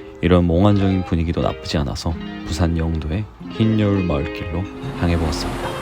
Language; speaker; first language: Korean; native; Korean